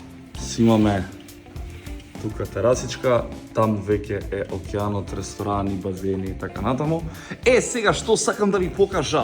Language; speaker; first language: Macedonian; native; Macedonian